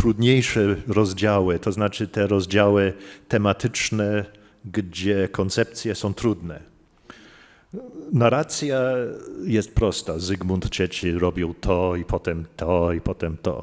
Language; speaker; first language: Polish; non-native, fluent; English